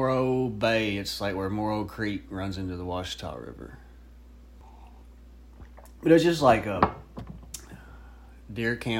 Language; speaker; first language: English; native; English